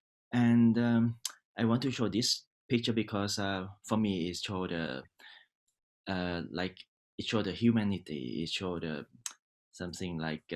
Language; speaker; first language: English; non-native, learner; Thai